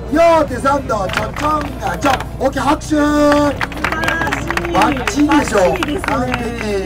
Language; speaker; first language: Japanese; native; Japanese